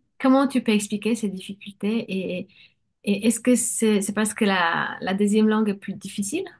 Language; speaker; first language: French; non-native, fluent; Polish